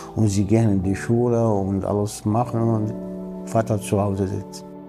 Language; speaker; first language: German; non-native, learner; Arabic